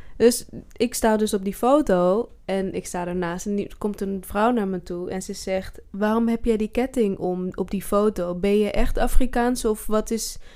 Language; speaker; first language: Dutch; early bilingual, other home language; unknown